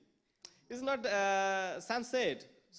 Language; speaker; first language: English; non-native, local second language; Bangla